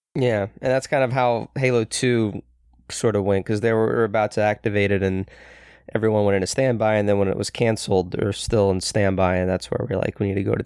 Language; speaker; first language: English; native; English